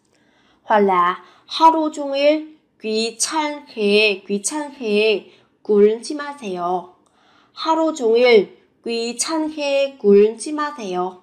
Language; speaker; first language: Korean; non-native, fluent; Vietnamese